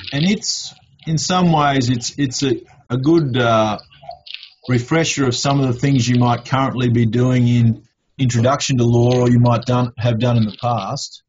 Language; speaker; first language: English; native; English